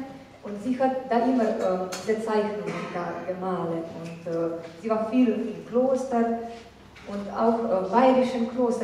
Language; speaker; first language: German; non-native, fluent; Slovenian